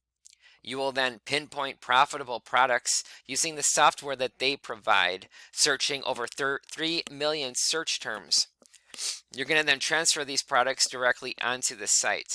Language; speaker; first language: English; native; English